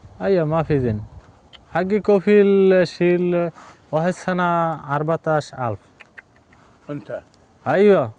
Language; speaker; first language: Arabic; non-native, learner; Bangla